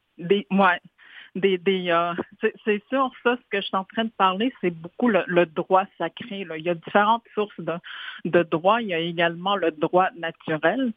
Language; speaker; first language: French; non-native, local second language; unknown